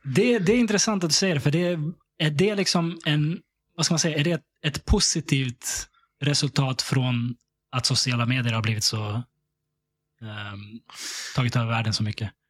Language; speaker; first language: Swedish; early bilingual, other home language; Russian